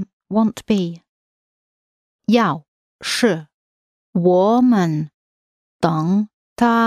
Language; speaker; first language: Chinese; non-native, learner; English